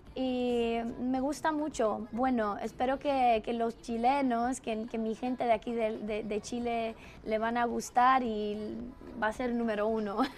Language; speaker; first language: Spanish; non-native, fluent; Romanian